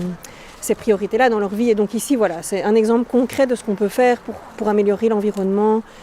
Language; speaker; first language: French; native; French